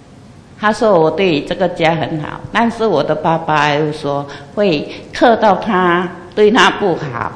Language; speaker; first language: Chinese; non-native, local second language; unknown